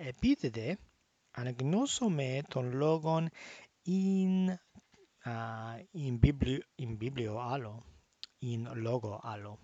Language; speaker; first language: Greek; non-native, fluent; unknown